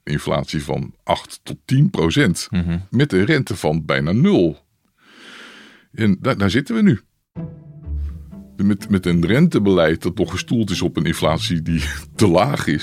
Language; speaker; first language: Dutch; native; Dutch